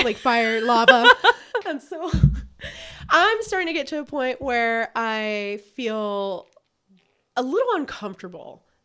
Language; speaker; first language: English; early bilingual, other home language; Spanish